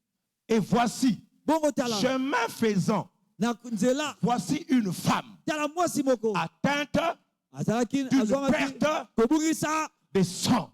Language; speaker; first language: French; non-native, local second language; Lingala